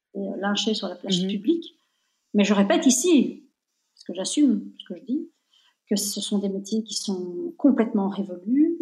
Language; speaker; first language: French; native; French